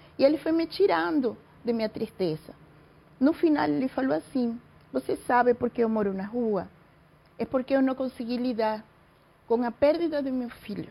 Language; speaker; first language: Portuguese; non-native, fluent; Spanish